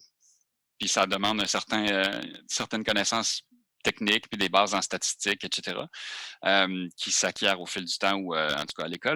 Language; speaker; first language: French; native; French